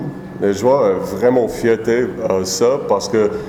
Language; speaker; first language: French; non-native, learner; English